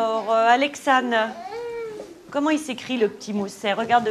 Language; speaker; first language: French; native; French